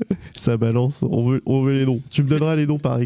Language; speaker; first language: French; native; French